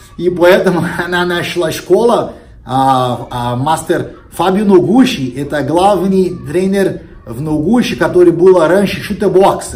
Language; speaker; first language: Russian; non-native, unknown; Portuguese